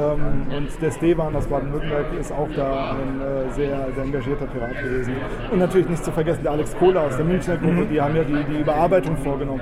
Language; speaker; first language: German; native; German